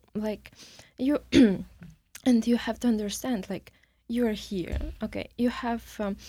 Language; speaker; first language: English; non-native, learner; Ukrainian